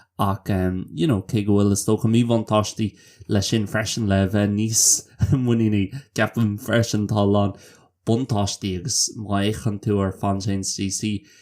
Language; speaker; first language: Irish; non-native, local second language; English